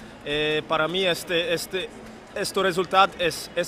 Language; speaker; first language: Spanish; non-native, learner; French